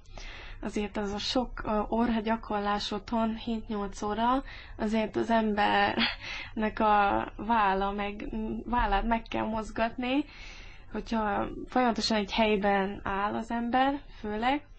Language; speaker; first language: Hungarian; early bilingual, heritage; English